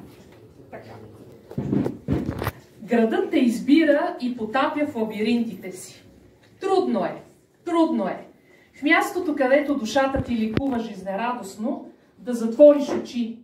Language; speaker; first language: Bulgarian; native; Bulgarian